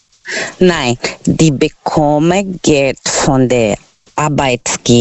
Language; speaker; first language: German; non-native, fluent; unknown